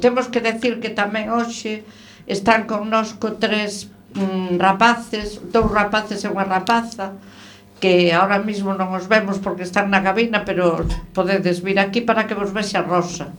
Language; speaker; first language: Spanish; native; Spanish